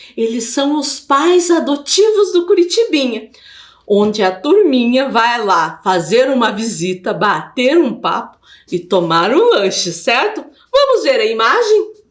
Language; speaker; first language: Portuguese; native; Portuguese